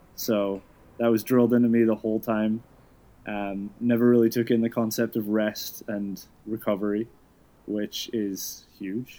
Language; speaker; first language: English; native; English